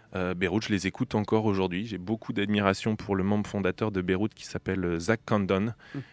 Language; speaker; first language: French; native; French